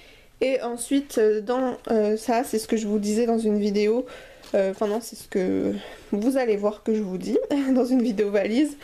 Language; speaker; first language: French; native; French